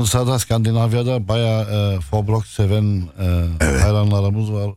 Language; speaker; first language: Turkish; early bilingual, heritage; Arabic